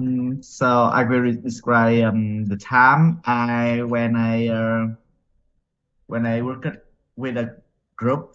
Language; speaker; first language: English; non-native, learner; Vietnamese